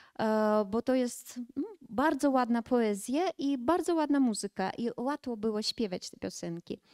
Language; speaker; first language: Polish; early bilingual, heritage; Polish